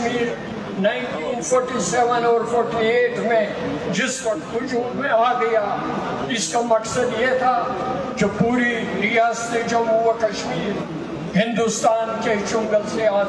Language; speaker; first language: Urdu; non-native, local second language; Kashmiri